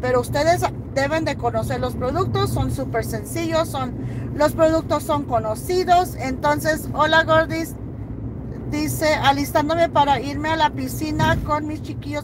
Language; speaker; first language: Spanish; native; Spanish